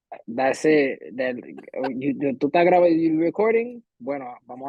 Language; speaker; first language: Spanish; early bilingual, heritage; Spanish